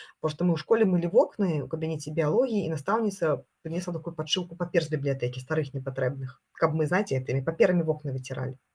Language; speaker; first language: Belarusian; non-native, local second language; Russian